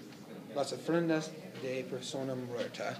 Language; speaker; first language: Spanish; non-native, learner; English